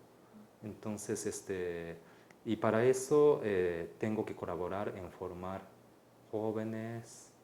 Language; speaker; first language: Spanish; non-native, fluent; Japanese